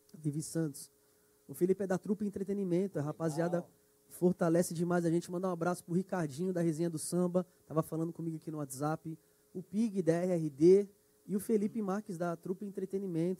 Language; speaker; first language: Portuguese; native; Portuguese